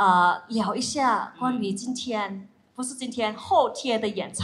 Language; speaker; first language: Chinese; non-native, fluent; Thai